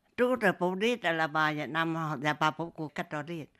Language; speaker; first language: French; non-native, learner; Chinese